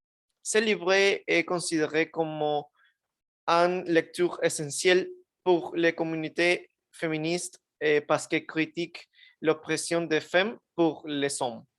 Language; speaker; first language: French; non-native, learner; Spanish